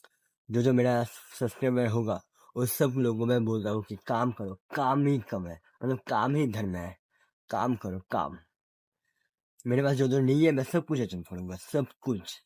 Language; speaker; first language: Hindi; non-native, local second language; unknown